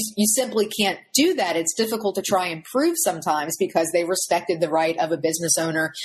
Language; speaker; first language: English; native; English